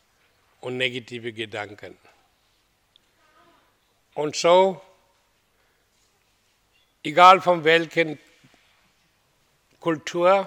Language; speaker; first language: German; non-native, fluent; Hindi